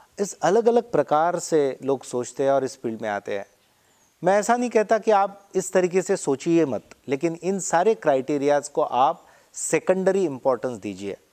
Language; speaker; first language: Hindi; non-native, local second language; Marathi